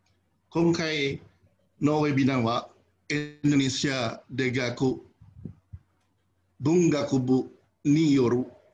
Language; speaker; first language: Japanese; non-native, fluent; Indonesian